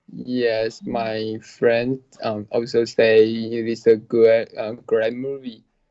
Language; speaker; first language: English; non-native, learner; Chinese